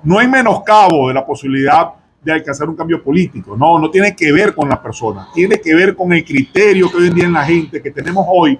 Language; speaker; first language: Spanish; native; Spanish